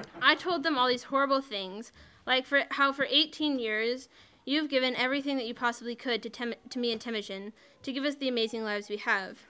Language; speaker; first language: English; native; English